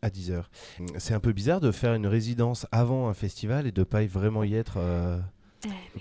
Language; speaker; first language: French; native; French